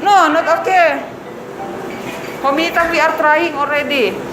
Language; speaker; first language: English; non-native, learner; Indonesian